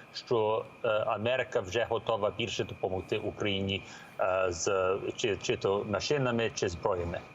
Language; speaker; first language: Ukrainian; early bilingual, heritage; Ukrainian